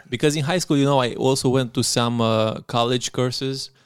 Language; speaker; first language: English; non-native, fluent; Romanian